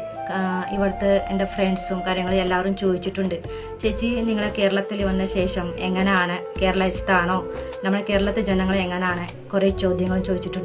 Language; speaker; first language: Malayalam; non-native, local second language; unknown